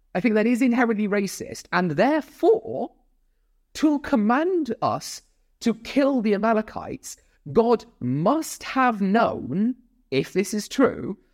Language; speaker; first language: English; native; English